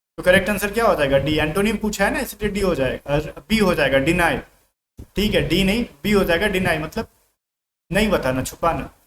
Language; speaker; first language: Hindi; native; Hindi